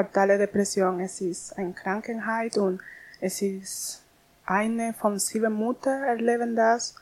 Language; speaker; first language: German; non-native, learner; Spanish